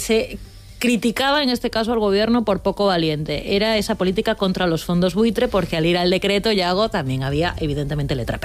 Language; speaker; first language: Spanish; native; Spanish